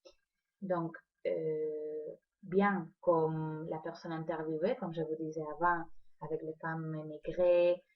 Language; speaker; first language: French; non-native, fluent; Spanish